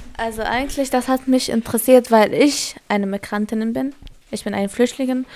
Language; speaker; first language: German; non-native, learner; Arabic